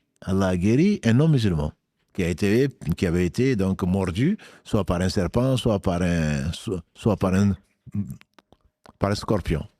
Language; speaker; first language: French; native; French